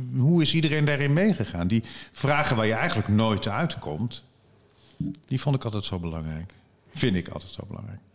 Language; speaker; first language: Dutch; native; Dutch